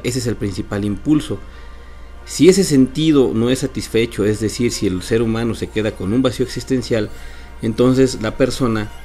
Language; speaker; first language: Spanish; native; Spanish